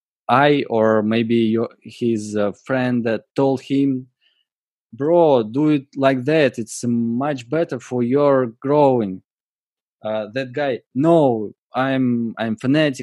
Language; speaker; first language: English; non-native, learner; Russian